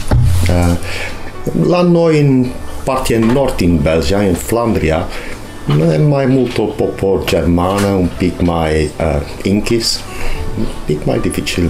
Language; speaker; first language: Romanian; non-native, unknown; Dutch